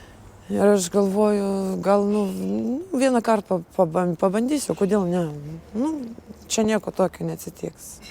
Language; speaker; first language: Lithuanian; early bilingual, other home language; Russian